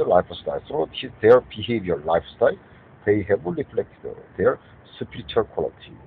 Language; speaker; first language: English; non-native, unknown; Korean